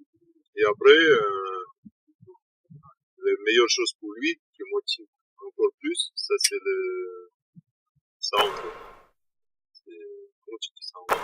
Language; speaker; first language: French; non-native, learner; Russian